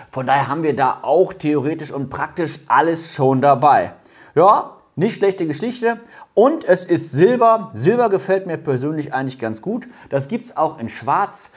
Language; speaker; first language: German; native; German